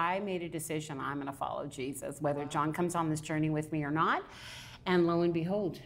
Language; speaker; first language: English; native; English